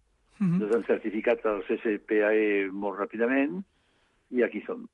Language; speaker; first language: Catalan; non-native, fluent; French